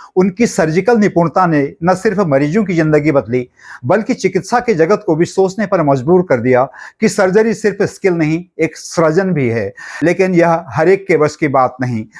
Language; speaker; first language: Hindi; native; Hindi